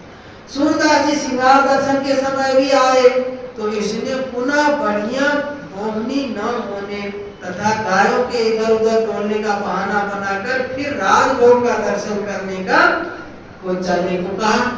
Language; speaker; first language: Hindi; native; Hindi